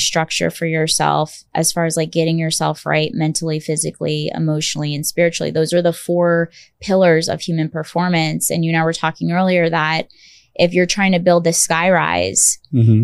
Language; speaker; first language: English; native; English